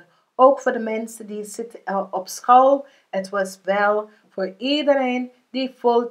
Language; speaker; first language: Dutch; non-native, learner; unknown